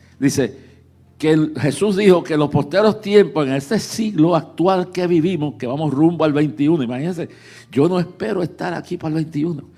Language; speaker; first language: Spanish; early bilingual, heritage; Spanish